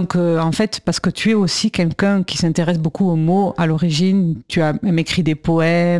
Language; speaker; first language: French; native; French